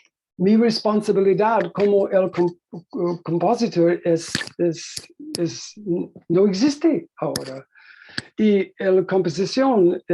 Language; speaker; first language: Spanish; non-native, learner; English